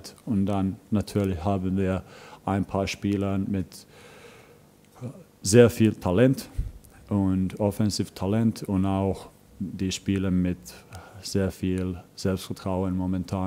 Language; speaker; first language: German; non-native, fluent; Finnish